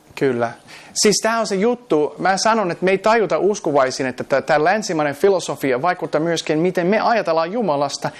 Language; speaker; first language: Finnish; non-native, fluent; English